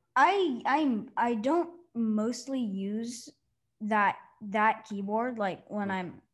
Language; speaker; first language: English; native; English